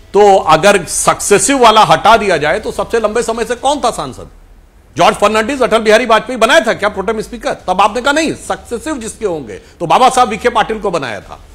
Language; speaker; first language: Hindi; native; Hindi